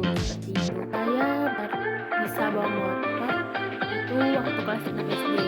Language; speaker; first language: Indonesian; non-native, local second language; Minangkabau